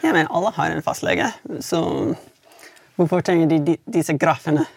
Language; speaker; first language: Swedish; non-native, fluent; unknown